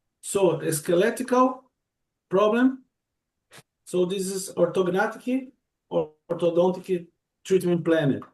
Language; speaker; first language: English; non-native, learner; Portuguese